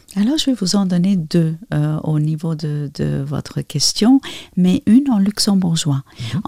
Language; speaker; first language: French; non-native, fluent; Spanish